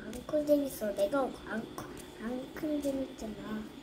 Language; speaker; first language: Korean; native; Korean